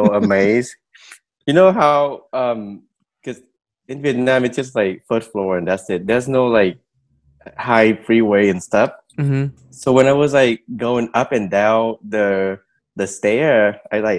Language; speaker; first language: English; non-native, fluent; Vietnamese